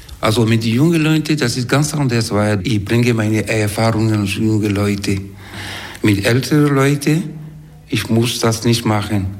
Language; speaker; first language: German; non-native, fluent; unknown